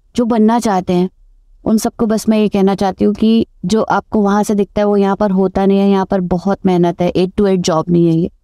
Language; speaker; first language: Hindi; native; Hindi